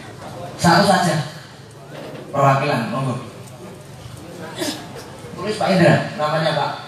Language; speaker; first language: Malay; non-native, local second language; Javanese